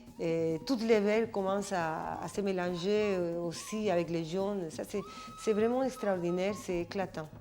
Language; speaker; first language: French; non-native, fluent; Spanish